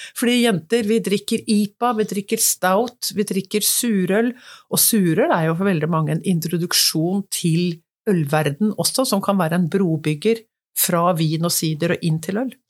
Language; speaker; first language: Norwegian; native; Norwegian